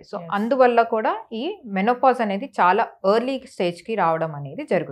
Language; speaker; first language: Telugu; native; Telugu